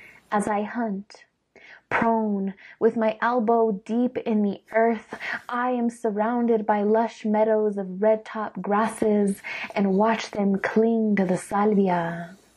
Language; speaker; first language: English; early bilingual, other home language; Spanish